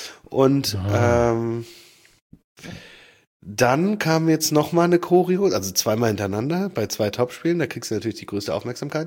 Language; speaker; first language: German; native; German